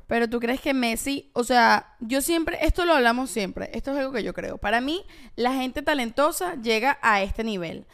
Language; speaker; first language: Spanish; native; Spanish